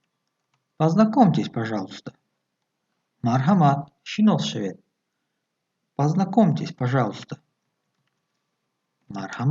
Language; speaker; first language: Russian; non-native, fluent; Tajik